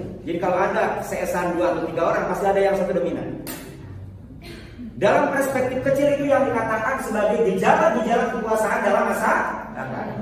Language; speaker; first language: Indonesian; native; Indonesian